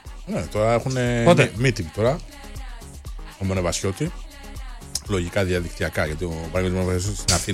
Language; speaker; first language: Greek; native; Greek